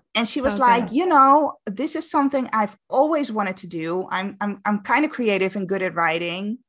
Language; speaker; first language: English; non-native, fluent; Dutch